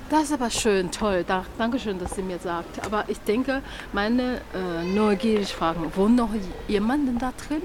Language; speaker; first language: German; non-native, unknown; Chinese